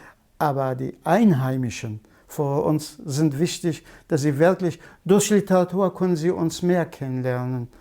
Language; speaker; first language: German; non-native, fluent; Kurdish